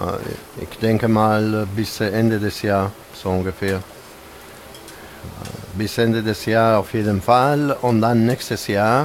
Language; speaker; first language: German; non-native, fluent; Italian